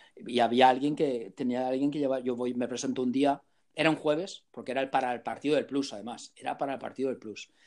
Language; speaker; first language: Spanish; early bilingual, heritage; Spanish